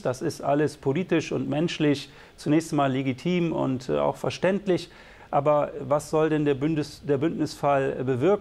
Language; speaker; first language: German; native; German